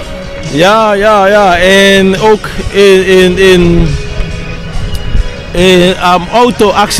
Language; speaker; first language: Dutch; non-native, local second language; Papiamento